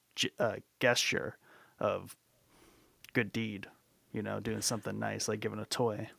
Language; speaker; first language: English; native; English